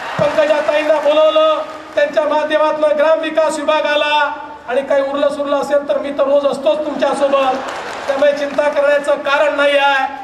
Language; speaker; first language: Marathi; native; Marathi